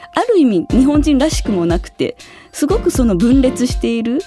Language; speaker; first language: Japanese; early bilingual, other home language; Chinese